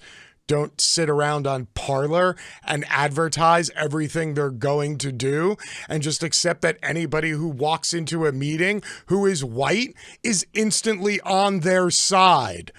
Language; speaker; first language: English; native; English